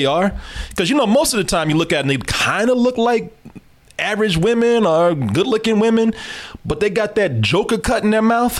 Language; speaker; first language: English; native; English